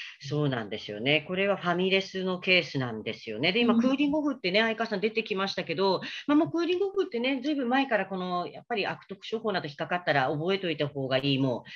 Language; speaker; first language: Japanese; native; Japanese